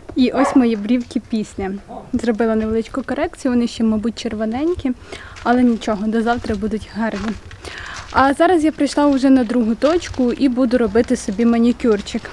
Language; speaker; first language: Ukrainian; native; Ukrainian